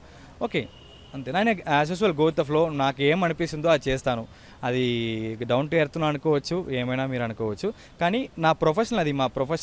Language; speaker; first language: Telugu; early bilingual, heritage; Tamil